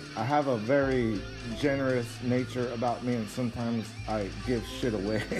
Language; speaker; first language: English; native; English